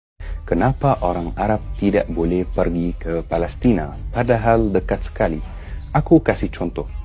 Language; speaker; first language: Indonesian; non-native, fluent; Arabic